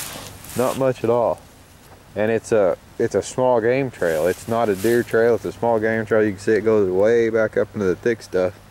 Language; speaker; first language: English; native; English